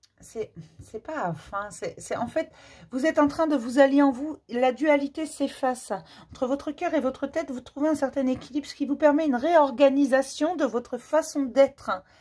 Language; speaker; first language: French; native; French